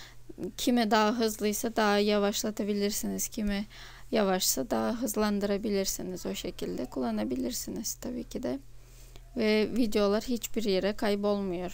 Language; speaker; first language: Turkish; non-native, fluent; Russian